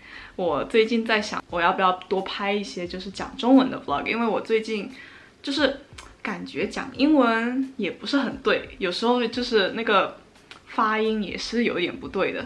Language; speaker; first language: Chinese; early bilingual, heritage; Chinese